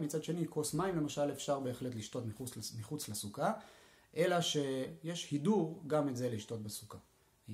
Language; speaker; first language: Hebrew; native; Hebrew